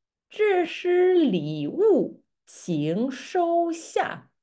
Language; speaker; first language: Chinese; non-native, fluent; Latvian